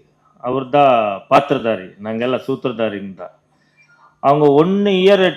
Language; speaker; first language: Tamil; non-native, learner; Kannada